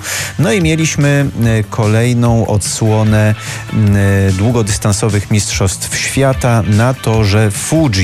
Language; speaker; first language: Polish; native; Polish